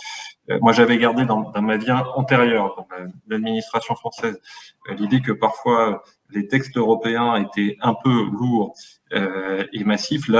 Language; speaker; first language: French; native; French